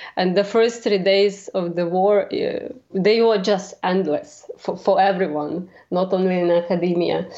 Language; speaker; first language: English; non-native, fluent; Ukrainian